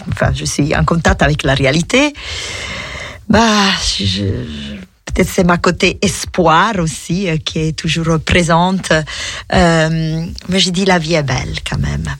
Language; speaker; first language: French; non-native, fluent; Italian